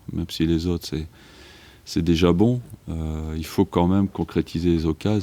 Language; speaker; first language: French; native; French